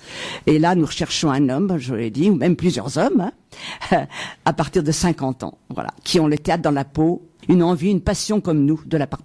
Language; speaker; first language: French; native; French